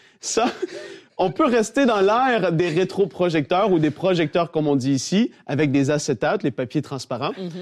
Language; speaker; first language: French; native; French